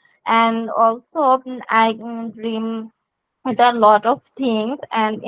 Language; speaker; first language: English; non-native, learner; Bangla